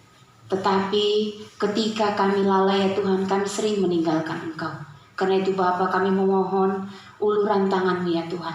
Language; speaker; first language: Indonesian; native; Indonesian